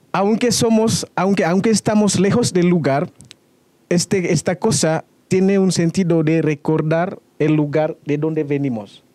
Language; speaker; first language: Spanish; non-native, fluent; Indonesian